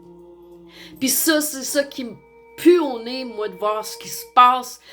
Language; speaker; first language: French; native; French